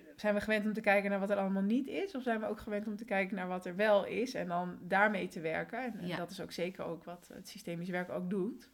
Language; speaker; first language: Dutch; early bilingual, other home language; Spanish